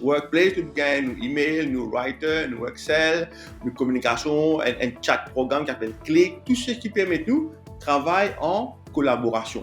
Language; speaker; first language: French; non-native, local second language; Morisyen